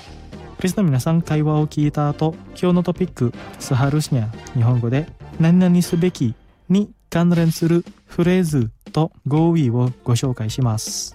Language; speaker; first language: Japanese; non-native, fluent; Indonesian